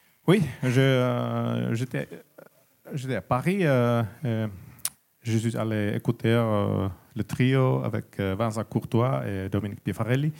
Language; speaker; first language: French; non-native, learner; Finnish